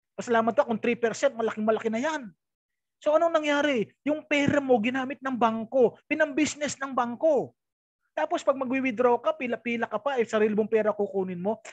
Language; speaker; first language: Filipino; native; Filipino